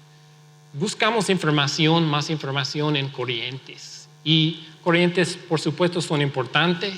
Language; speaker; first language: Spanish; non-native, fluent; English